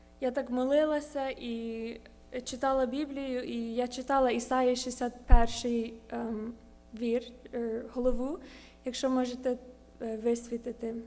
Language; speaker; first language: Ukrainian; early bilingual, heritage; Ukrainian